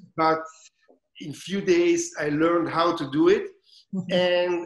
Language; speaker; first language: English; non-native, learner; Italian